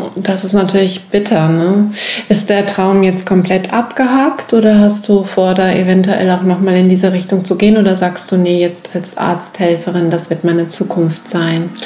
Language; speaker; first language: German; native; German